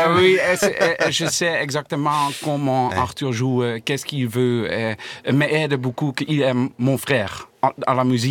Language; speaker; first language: French; non-native, learner; Dutch